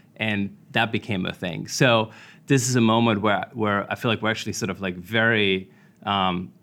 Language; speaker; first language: English; non-native, fluent; German